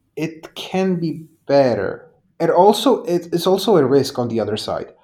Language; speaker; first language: English; non-native, fluent; Polish